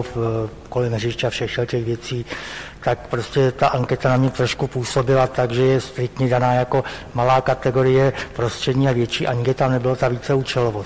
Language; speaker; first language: Czech; native; Czech